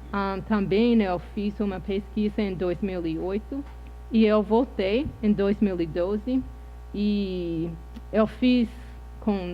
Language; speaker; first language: Portuguese; non-native, fluent; English